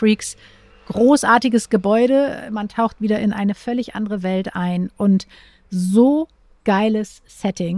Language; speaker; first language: German; native; German